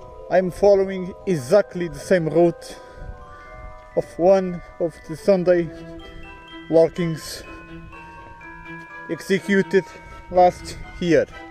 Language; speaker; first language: English; non-native, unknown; Portuguese